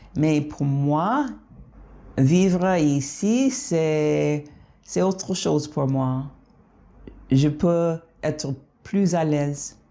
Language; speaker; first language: French; non-native, fluent; English